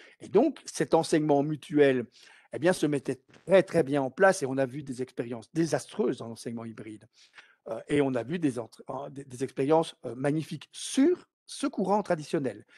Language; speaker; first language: French; native; French